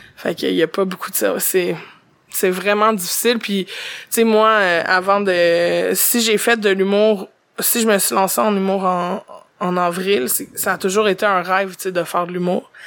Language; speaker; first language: French; native; French